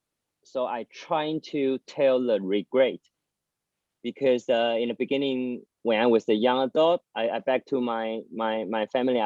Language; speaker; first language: English; non-native, learner; Chinese